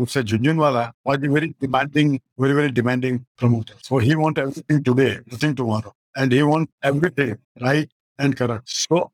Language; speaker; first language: English; non-native, local second language; Marwari